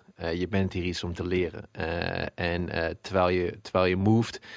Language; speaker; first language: Dutch; early bilingual, other home language; Arabic